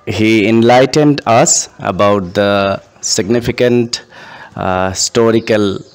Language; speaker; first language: English; non-native, local second language; Bangla